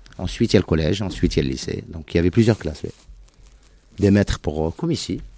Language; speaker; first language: French; non-native, local second language; Arabic